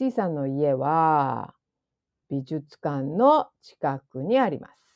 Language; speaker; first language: Japanese; non-native, fluent; English